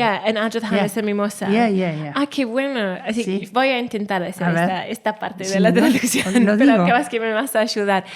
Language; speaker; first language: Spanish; non-native, learner; Welsh